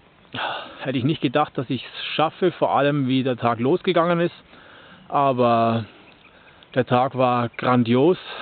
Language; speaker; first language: German; native; German